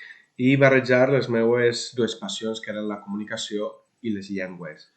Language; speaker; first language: Catalan; non-native, local second language; Spanish